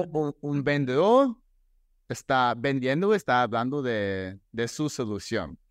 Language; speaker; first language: Spanish; non-native, fluent; English